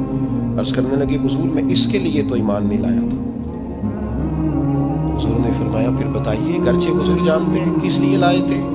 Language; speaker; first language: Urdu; non-native, local second language; Punjabi